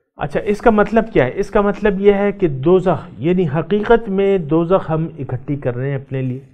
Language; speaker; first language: Urdu; non-native, local second language; Pashto